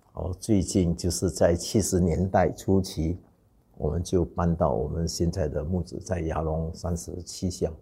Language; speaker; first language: Chinese; non-native, local second language; Wu Chinese